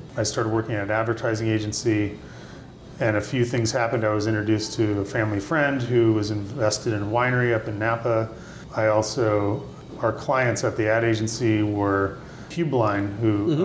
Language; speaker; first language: English; native; English